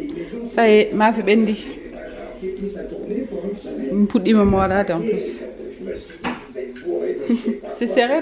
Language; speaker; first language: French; early bilingual, other home language; Fula